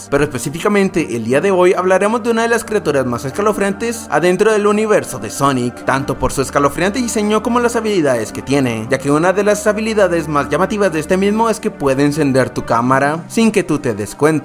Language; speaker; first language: Spanish; native; Spanish